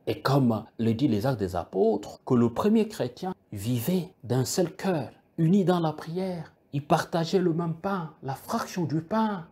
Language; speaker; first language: French; non-native, local second language; Kituba (Democratic Republic of Congo)